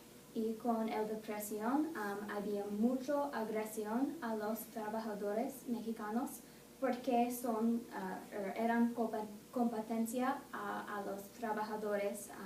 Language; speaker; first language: Spanish; non-native, learner; English